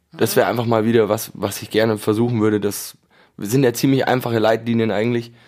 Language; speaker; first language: German; native; German